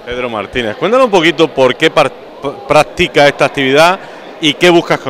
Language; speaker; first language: Spanish; native; Spanish